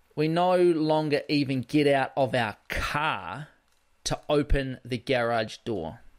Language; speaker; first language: English; native; English